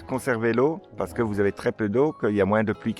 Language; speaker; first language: French; native; French